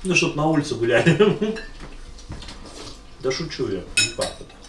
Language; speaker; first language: Russian; native; Russian